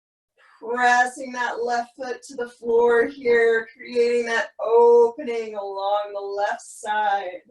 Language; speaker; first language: English; native; English